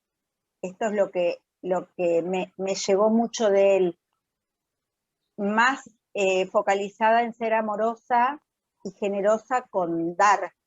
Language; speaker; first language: Spanish; native; Spanish